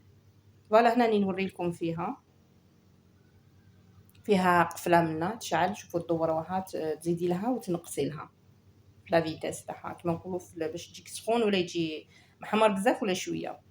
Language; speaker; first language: Arabic; native; Arabic